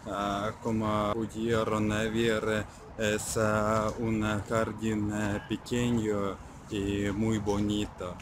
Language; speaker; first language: Spanish; non-native, learner; Russian